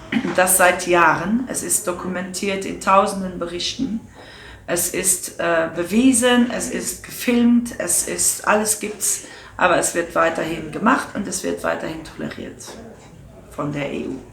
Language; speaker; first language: German; non-native, local second language; Luxembourgish